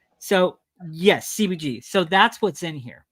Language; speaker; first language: English; native; English